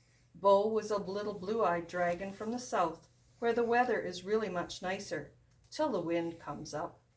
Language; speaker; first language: English; native; English